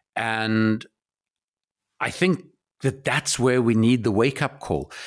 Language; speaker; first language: English; native; English